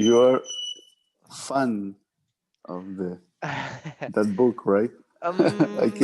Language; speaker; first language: English; non-native, learner; Spanish